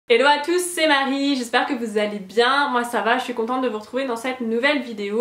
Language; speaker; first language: French; native; French